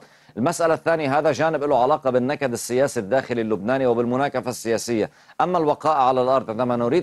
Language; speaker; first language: Arabic; native; Arabic